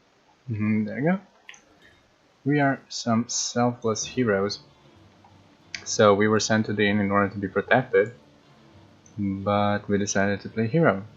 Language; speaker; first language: English; non-native, fluent; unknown